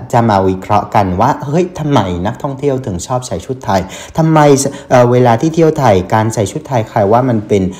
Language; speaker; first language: Thai; non-native, fluent; Vietnamese